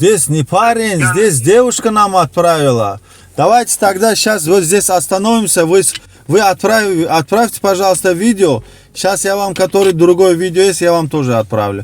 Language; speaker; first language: Russian; non-native, local second language; Tajik